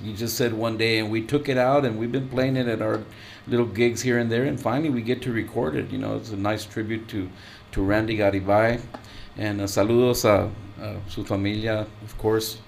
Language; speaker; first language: English; early bilingual, other home language; Spanish